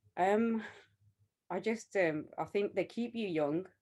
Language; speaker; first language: English; native; English